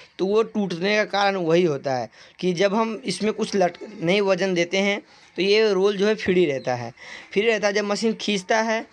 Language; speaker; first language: Hindi; native; Hindi